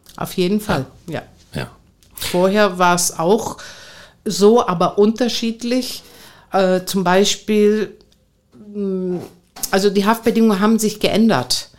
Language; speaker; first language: German; non-native, fluent; Greek